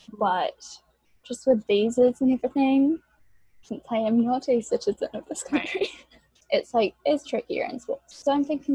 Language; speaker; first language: English; native; English